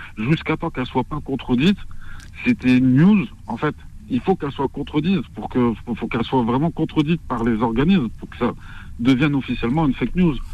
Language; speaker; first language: French; early bilingual, other home language; Arabic